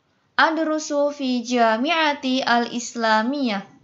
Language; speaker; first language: Arabic; non-native, fluent; Indonesian